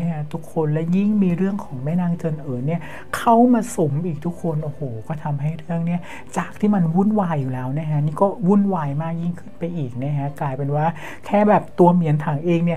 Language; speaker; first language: Thai; native; Thai